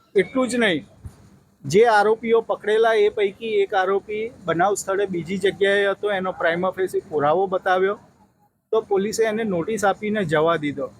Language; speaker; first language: Gujarati; native; Gujarati